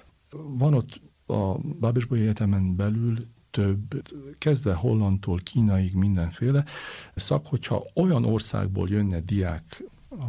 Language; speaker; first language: Hungarian; native; Hungarian